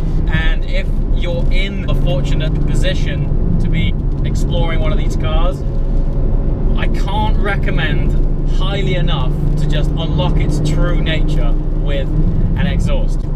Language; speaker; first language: English; native; English